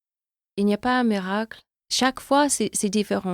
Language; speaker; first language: French; non-native, fluent; English